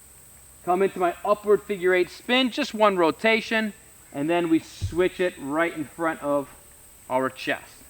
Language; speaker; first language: English; native; English